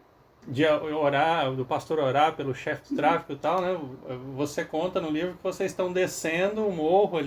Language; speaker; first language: Portuguese; native; Portuguese